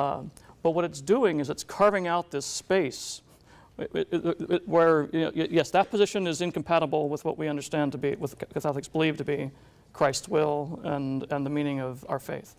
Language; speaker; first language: English; native; English